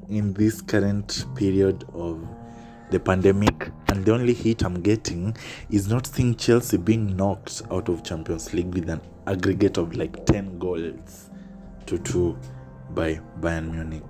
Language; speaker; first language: English; non-native, local second language; Swahili